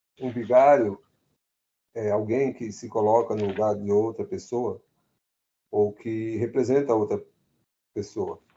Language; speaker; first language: Portuguese; native; Portuguese